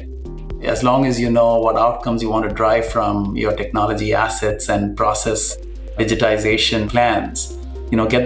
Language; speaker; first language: English; non-native, local second language; Malayalam